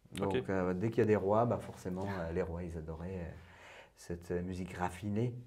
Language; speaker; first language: French; non-native, fluent; Persian